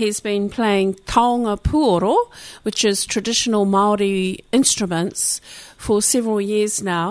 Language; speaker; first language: English; native; English